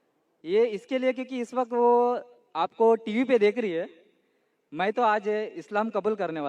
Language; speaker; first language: Hindi; non-native, local second language; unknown